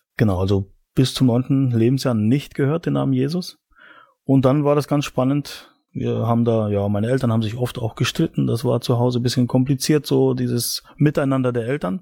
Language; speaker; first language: German; native; German